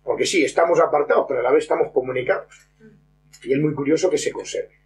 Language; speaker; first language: Spanish; non-native, local second language; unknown